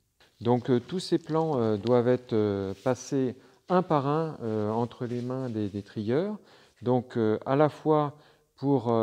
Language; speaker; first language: French; native; French